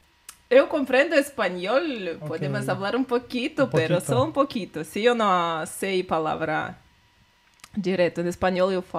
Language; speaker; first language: Portuguese; non-native, learner; Russian